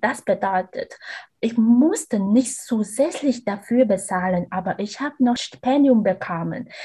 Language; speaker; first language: German; non-native, learner; Vietnamese